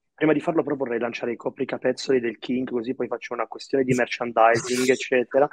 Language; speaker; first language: Italian; early bilingual, other home language; Arabic